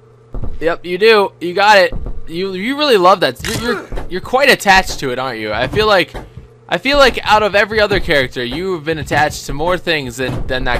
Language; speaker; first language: English; native; English